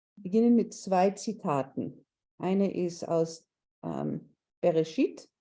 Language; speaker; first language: German; non-native, fluent; English